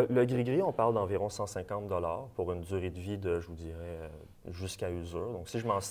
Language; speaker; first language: French; native; French